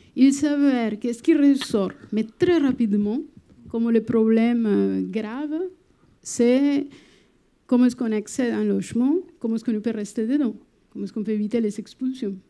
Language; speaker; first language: French; non-native, fluent; Spanish